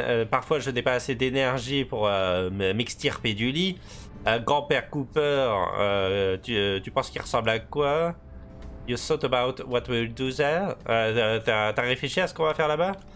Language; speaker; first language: French; native; French